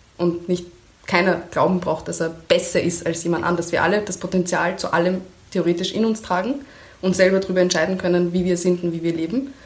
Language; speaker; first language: German; early bilingual, other home language; Persian